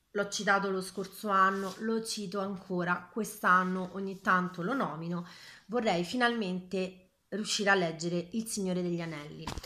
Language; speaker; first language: Italian; native; Italian